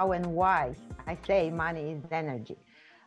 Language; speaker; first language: English; non-native, fluent; Romanian